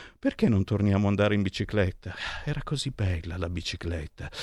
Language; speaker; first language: Italian; native; Italian